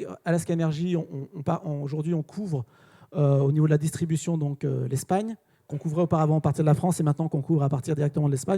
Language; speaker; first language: French; native; French